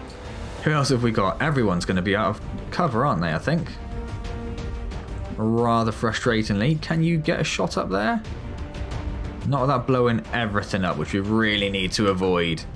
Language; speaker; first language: English; native; English